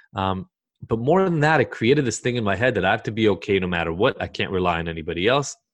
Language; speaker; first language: English; early bilingual, other home language; Hebrew